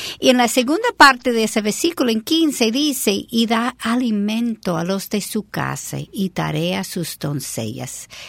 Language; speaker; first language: Spanish; non-native, fluent; English